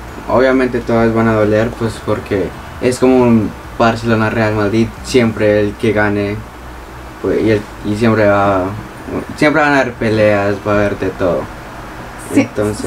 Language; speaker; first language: Spanish; early bilingual, heritage; Spanish